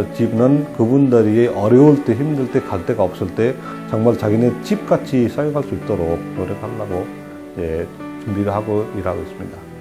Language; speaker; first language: Korean; non-native, fluent; Nepali